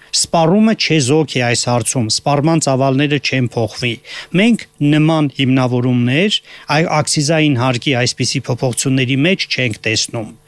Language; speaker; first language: Armenian; native; Armenian